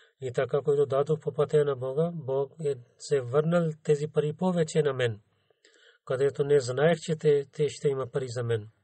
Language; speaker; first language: Bulgarian; non-native, fluent; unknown